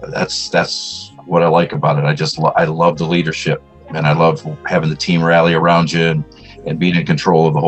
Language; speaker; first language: English; native; English